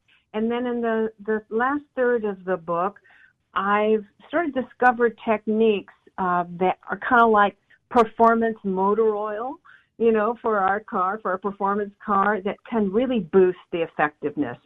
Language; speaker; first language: English; native; English